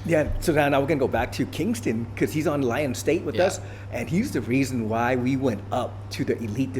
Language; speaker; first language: English; early bilingual, other home language; Thai